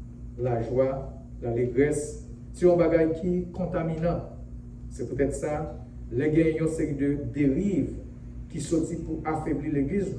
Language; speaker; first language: French; non-native, local second language; Haitian Creole